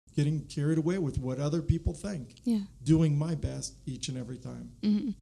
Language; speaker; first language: English; native; English